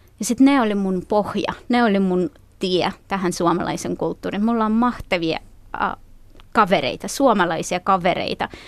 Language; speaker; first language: Finnish; non-native, fluent; Russian